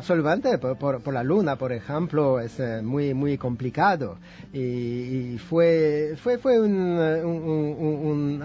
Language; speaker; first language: Spanish; non-native, fluent; French